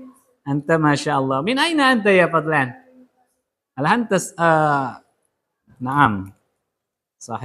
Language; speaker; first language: Arabic; non-native, fluent; Indonesian